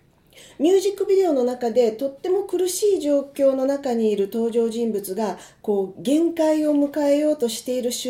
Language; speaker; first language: Japanese; native; Japanese